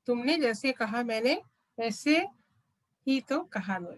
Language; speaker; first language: Hindi; non-native, local second language; Malayalam